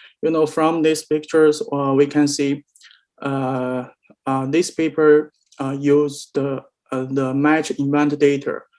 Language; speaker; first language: English; non-native, learner; Chinese